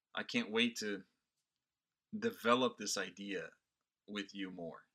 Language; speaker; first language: English; non-native, fluent; Portuguese